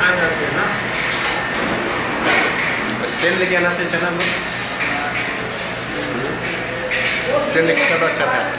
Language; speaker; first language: Hindi; non-native, local second language; Bangla